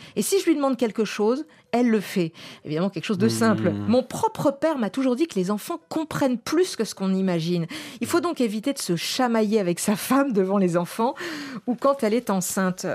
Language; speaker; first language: French; native; French